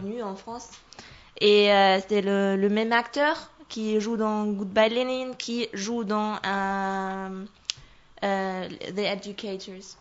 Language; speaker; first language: French; non-native, fluent; German